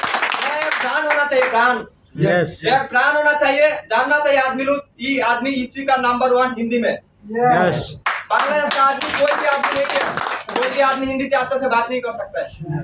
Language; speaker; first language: Hindi; non-native, learner; Bangla